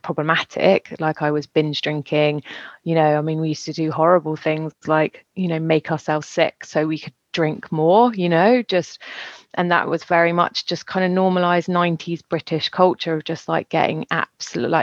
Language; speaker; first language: English; native; English